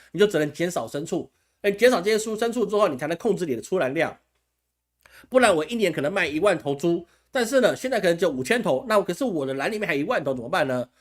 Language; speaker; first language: Chinese; native; Chinese